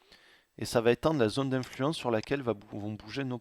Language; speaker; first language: French; native; French